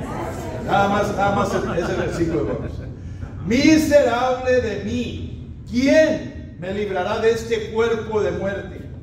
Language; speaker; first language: Spanish; native; Spanish